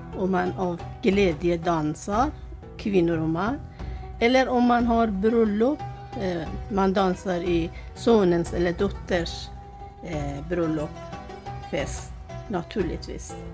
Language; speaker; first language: Swedish; non-native, learner; Persian